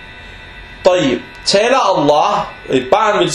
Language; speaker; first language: Danish; non-native, fluent; Arabic